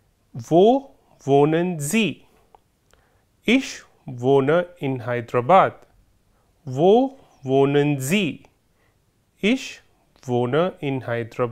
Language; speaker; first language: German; non-native, fluent; Hindi